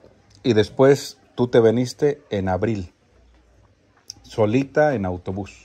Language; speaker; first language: Spanish; native; Spanish